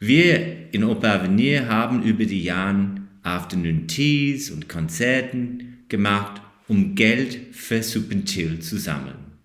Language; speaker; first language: German; non-native, fluent; English